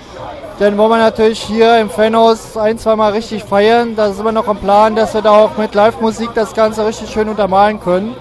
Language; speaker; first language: German; native; German